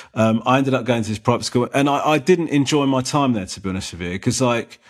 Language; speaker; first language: English; native; English